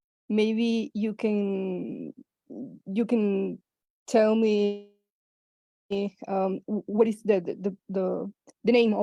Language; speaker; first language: English; non-native, learner; Spanish